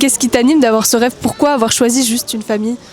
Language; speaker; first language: French; native; French